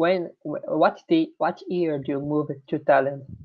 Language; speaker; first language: English; non-native, learner; Portuguese